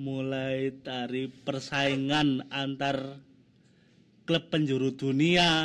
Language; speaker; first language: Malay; non-native, local second language; Javanese